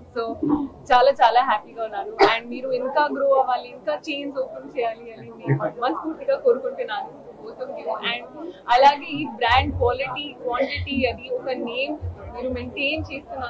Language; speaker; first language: Telugu; non-native, fluent; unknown